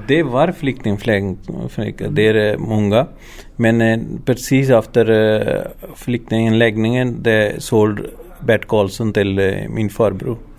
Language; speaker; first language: Swedish; non-native, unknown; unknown